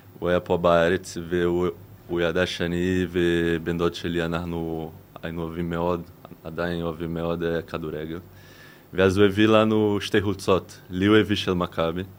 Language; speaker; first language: Hebrew; non-native, fluent; Portuguese